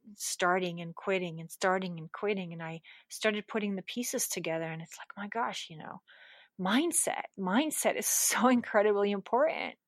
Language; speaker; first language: English; non-native, fluent; German